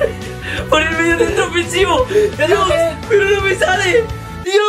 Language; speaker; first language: Spanish; native; Spanish